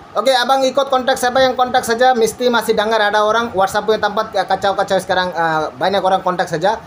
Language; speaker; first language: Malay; non-native, learner; Bangla